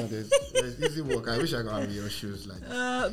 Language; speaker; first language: English; non-native, local second language; Yoruba